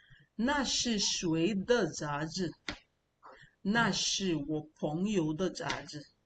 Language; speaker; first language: Chinese; non-native, learner; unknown